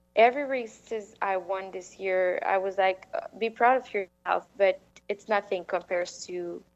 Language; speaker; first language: English; non-native, fluent; French